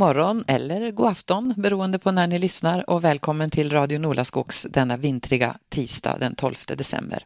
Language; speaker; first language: Swedish; native; Swedish